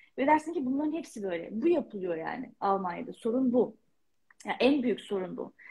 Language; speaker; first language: Turkish; native; Turkish